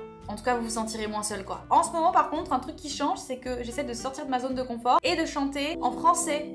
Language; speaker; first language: French; native; French